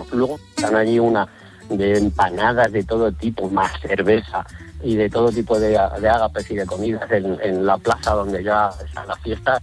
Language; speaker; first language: Spanish; native; Spanish